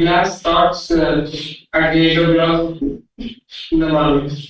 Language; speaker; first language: English; non-native, learner; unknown